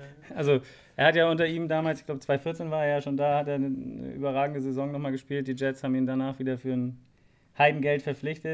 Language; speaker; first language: German; native; German